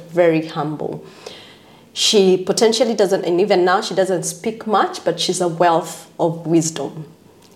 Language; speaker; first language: English; non-native, local second language; Kikuyu